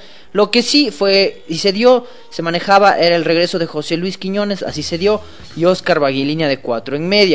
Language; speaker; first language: Spanish; native; Spanish